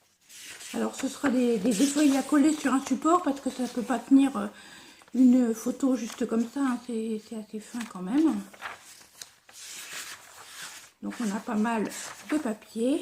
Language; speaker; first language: French; native; French